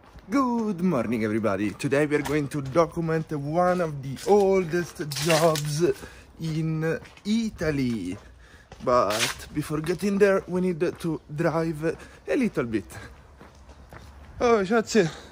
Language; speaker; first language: English; non-native, fluent; Italian